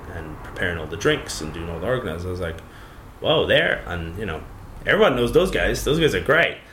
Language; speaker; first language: English; native; English